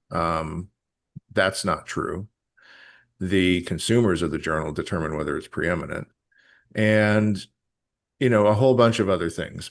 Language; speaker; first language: English; native; English